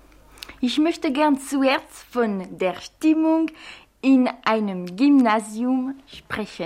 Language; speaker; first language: German; non-native, fluent; French